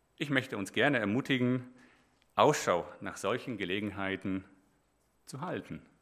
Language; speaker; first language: German; native; German